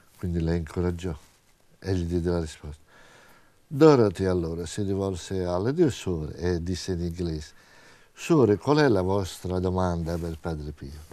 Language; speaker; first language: Italian; native; Italian